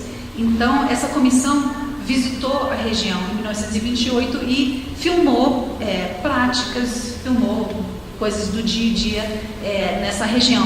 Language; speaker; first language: Portuguese; non-native, fluent; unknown